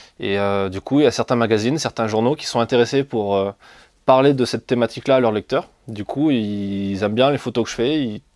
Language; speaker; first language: French; native; French